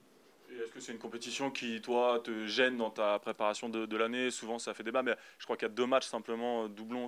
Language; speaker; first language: French; native; French